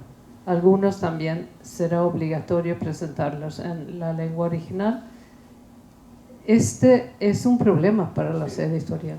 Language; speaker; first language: Spanish; non-native, fluent; Swedish